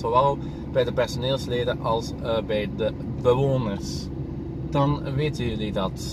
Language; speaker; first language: Dutch; native; Dutch